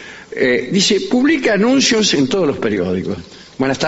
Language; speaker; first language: Spanish; native; Spanish